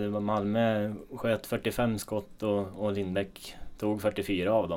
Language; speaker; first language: Swedish; native; Swedish